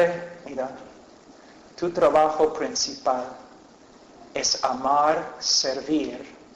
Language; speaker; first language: Spanish; non-native, fluent; English